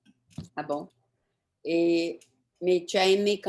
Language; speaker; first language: French; non-native, fluent; English